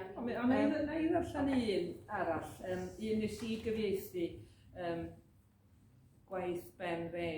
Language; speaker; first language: Welsh; native; Welsh